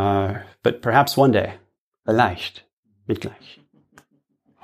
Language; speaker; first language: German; non-native, learner; English